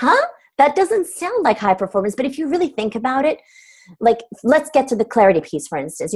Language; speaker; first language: English; non-native, fluent; Turkish